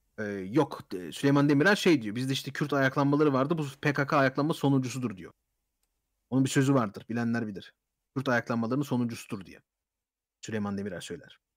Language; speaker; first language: Turkish; native; Turkish